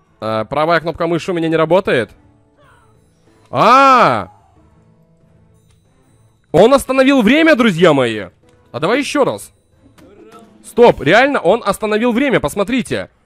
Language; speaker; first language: Russian; native; Russian